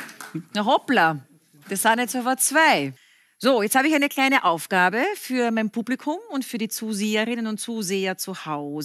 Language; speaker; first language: German; native; German